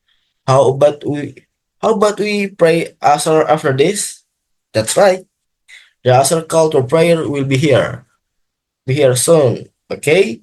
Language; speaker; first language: English; non-native, learner; Indonesian